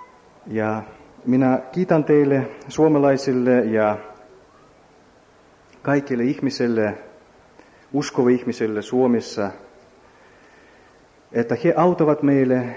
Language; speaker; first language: Finnish; non-native, learner; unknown